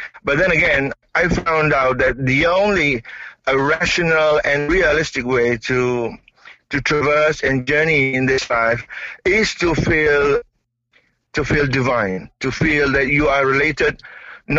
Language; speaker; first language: English; non-native, local second language; Malay